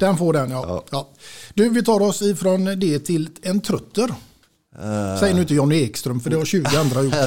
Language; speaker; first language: Swedish; native; Swedish